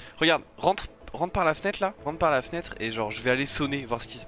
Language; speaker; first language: French; native; French